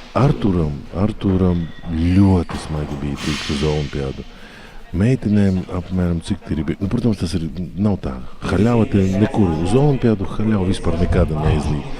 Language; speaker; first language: Latvian; non-native, local second language; Russian